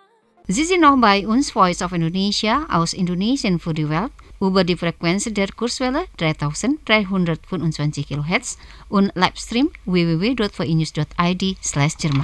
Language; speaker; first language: German; non-native, fluent; Indonesian